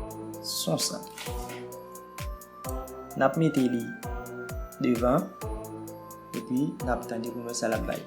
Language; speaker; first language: French; non-native, learner; Haitian Creole